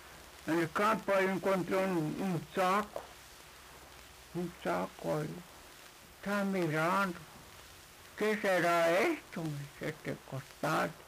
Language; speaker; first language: Spanish; non-native, local second language; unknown